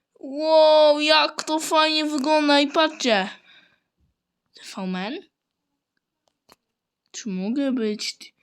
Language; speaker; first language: Polish; native; Polish